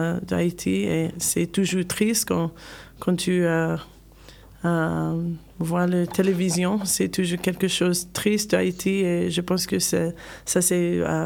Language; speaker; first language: French; non-native, learner; English